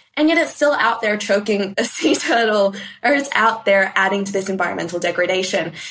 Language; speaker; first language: English; native; English